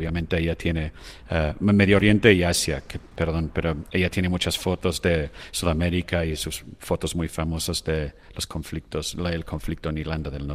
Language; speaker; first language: Spanish; non-native, fluent; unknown